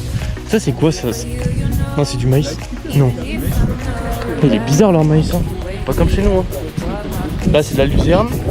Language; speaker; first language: French; native; French